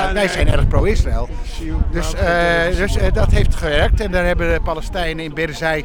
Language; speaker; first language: Dutch; native; Dutch